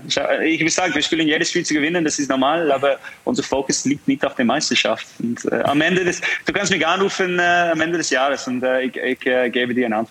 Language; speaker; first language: German; non-native, fluent; English